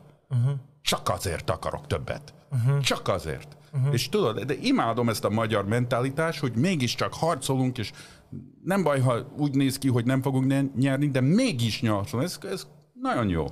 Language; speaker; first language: Hungarian; early bilingual, heritage; Hungarian